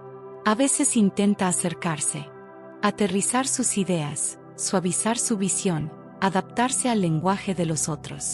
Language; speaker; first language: Spanish; native; Spanish